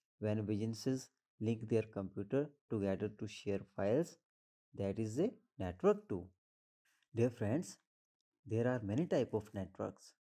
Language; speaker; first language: English; non-native, local second language; Hindi